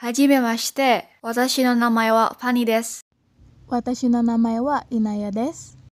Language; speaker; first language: Japanese; non-native, learner; Indonesian